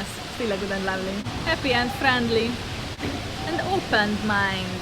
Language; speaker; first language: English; non-native, learner; Hungarian